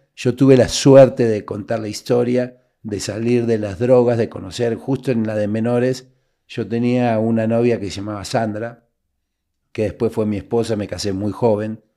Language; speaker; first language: Spanish; native; Spanish